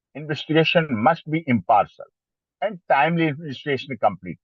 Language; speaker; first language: English; non-native, local second language; Hindi